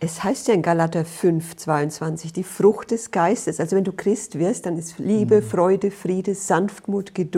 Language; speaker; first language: German; native; German